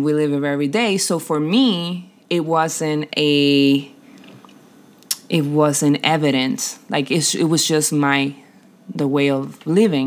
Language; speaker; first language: English; non-native, fluent; Spanish